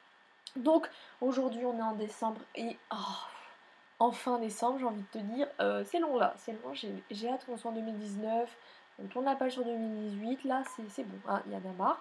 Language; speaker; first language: French; native; French